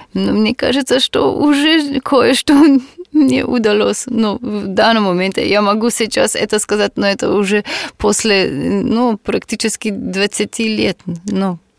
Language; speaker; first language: Russian; non-native, fluent; Slovenian